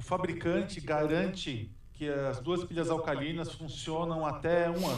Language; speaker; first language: Portuguese; native; Portuguese